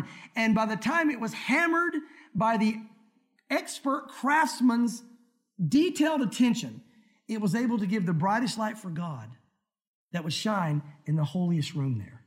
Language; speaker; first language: English; native; English